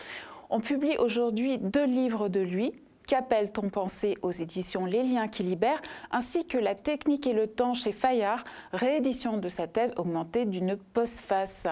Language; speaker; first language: French; native; French